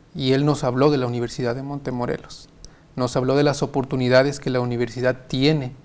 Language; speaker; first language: Spanish; native; Spanish